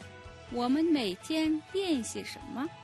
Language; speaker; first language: Chinese; non-native, fluent; Mongolian